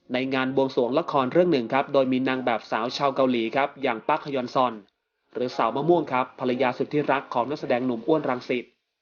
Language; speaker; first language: Thai; native; Thai